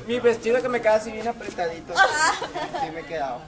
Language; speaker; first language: Spanish; native; Spanish